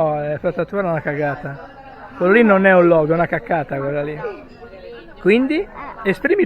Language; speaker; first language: Italian; native; Italian